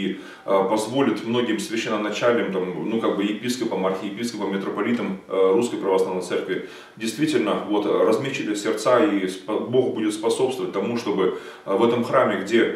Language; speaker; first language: Russian; native; Russian